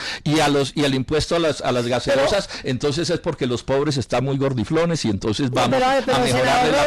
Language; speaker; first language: Spanish; native; Spanish